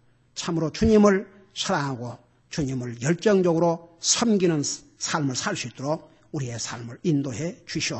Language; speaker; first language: Korean; native; Korean